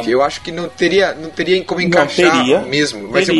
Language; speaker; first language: Portuguese; native; Portuguese